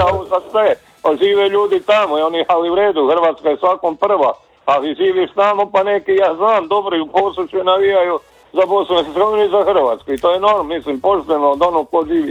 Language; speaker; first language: Serbian; native; Serbian